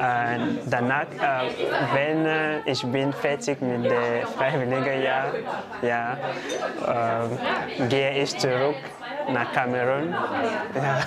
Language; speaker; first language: German; non-native, learner; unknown